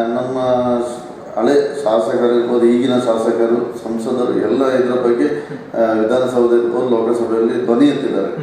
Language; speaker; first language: Kannada; non-native, local second language; Tulu